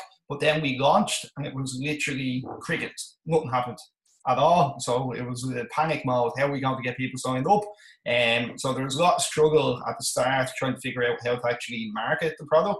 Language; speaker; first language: English; native; English